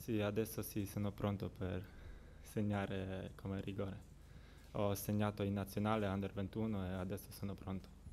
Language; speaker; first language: Italian; non-native, learner; Polish